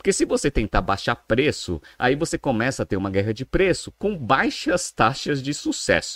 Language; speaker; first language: Portuguese; native; Portuguese